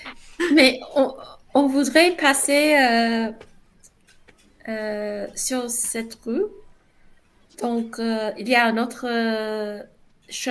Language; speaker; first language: French; non-native, learner; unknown